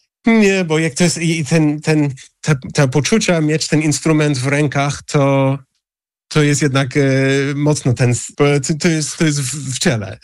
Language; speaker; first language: Polish; non-native, fluent; English